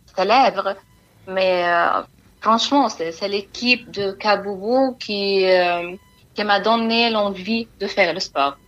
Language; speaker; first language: French; non-native, fluent; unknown